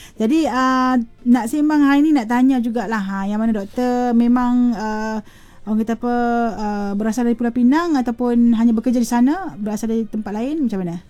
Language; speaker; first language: Malay; native; Malay